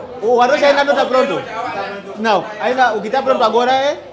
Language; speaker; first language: Portuguese; non-native, fluent; Vietnamese